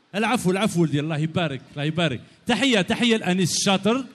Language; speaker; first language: Arabic; native; Arabic